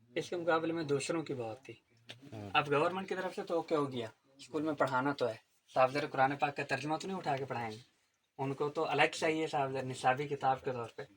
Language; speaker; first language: Urdu; native; Urdu